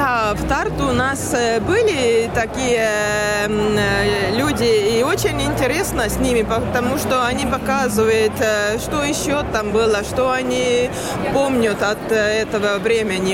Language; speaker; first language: Russian; non-native, learner; Estonian